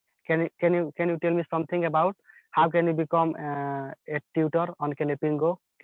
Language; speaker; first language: English; non-native, learner; Hindi